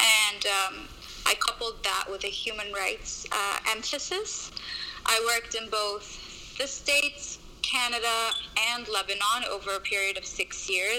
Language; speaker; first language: English; native; English